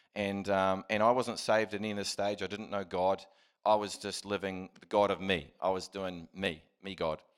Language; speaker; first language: English; native; English